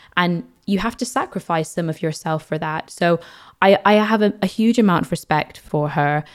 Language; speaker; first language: English; native; English